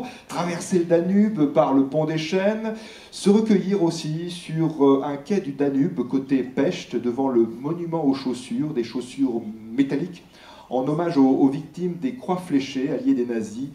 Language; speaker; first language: French; native; French